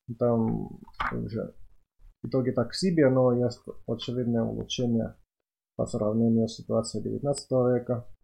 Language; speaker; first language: Russian; non-native, fluent; Finnish